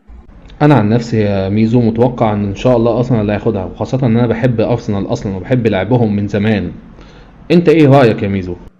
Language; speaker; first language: Arabic; native; Arabic